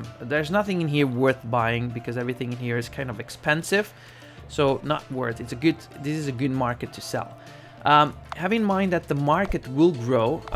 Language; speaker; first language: English; non-native, fluent; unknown